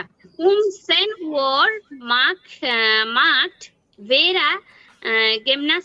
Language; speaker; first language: German; non-native, learner; Bangla